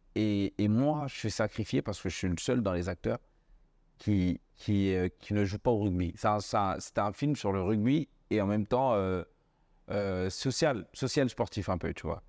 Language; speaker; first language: French; early bilingual, other home language; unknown